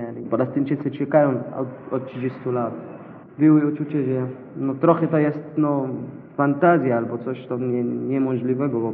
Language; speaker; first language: Polish; non-native, local second language; Arabic